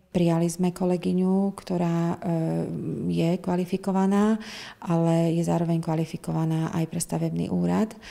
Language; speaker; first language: Slovak; native; Slovak